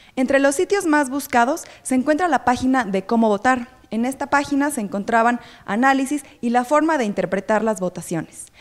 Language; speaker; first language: Spanish; native; Spanish